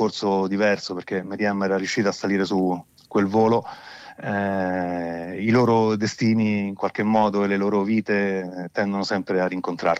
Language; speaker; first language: Italian; native; Italian